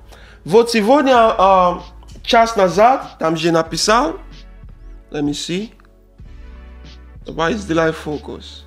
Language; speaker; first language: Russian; non-native, learner; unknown